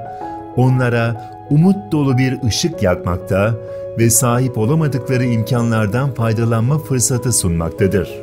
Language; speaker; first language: Turkish; native; Turkish